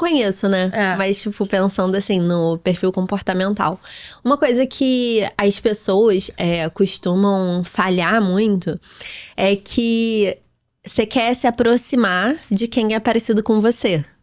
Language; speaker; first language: Portuguese; native; Portuguese